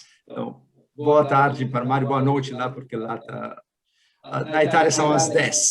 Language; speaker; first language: Portuguese; non-native, fluent; Italian